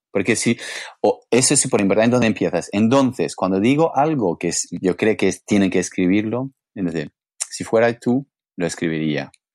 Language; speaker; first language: Spanish; non-native, fluent; English